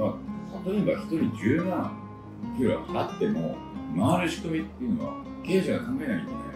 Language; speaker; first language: Japanese; native; Japanese